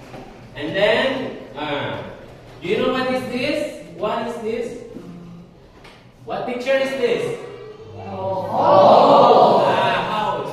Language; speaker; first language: English; non-native, learner; Indonesian